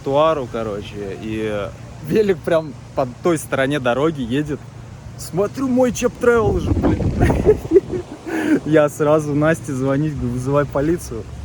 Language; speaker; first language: Russian; native; Russian